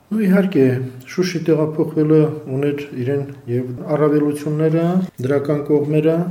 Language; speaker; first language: Armenian; native; Armenian